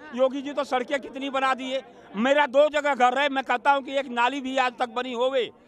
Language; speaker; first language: Hindi; native; Hindi